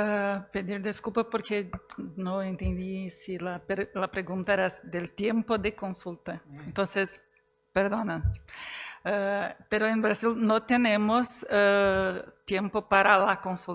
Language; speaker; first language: Spanish; non-native, fluent; Portuguese